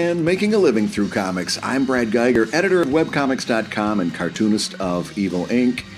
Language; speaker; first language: English; native; English